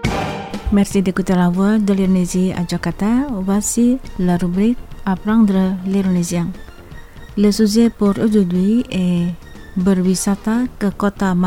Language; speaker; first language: French; non-native, fluent; Indonesian